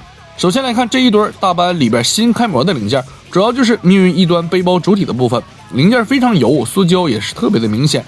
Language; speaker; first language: Chinese; native; Chinese